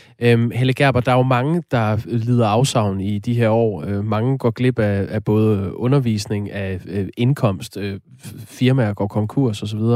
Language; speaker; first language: Danish; native; Danish